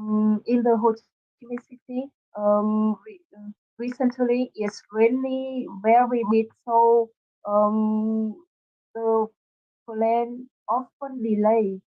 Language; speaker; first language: English; non-native, learner; Vietnamese